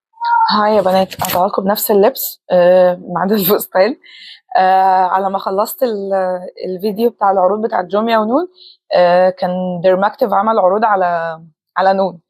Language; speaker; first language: Arabic; native; Arabic